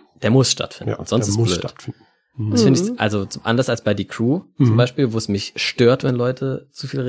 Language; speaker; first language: German; native; German